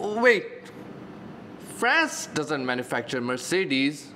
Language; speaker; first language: English; non-native, local second language; Hindi